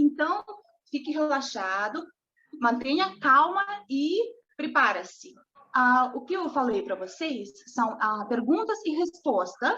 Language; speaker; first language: Portuguese; non-native, fluent; Russian